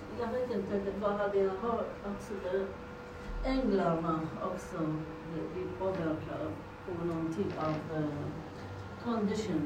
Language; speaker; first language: Swedish; non-native, learner; Arabic